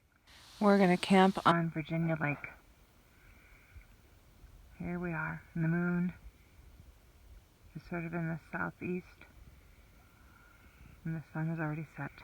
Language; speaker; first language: English; non-native, fluent; German